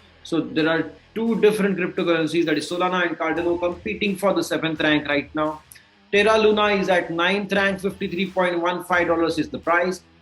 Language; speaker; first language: English; non-native, local second language; Marathi